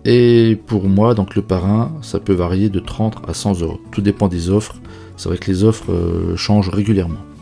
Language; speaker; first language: French; native; French